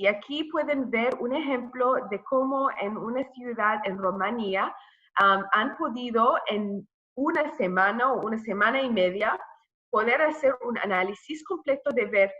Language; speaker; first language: Spanish; non-native, fluent; English